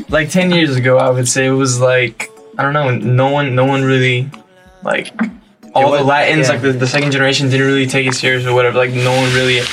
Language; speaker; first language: English; native; English